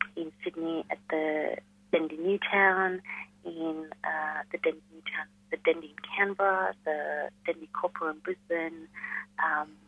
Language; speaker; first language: English; non-native, local second language; Hindi